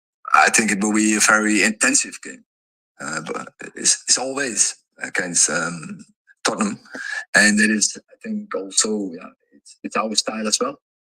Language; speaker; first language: English; non-native, fluent; Dutch